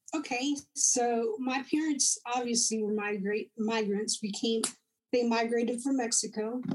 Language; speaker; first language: English; native; English